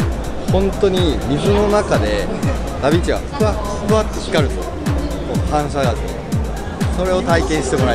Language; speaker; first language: Japanese; native; Japanese